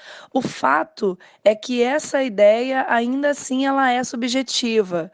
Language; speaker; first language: Portuguese; native; Portuguese